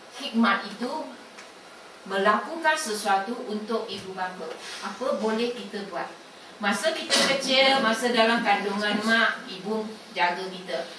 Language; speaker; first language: Malay; non-native, local second language; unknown